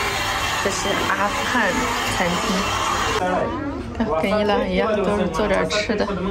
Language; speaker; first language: Chinese; native; Chinese